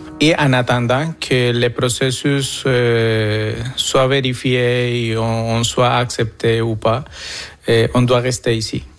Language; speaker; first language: French; non-native, fluent; Spanish